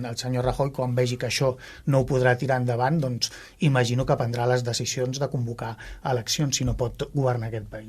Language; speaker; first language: Catalan; native; Catalan